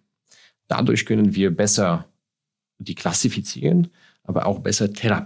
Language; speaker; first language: German; non-native, fluent; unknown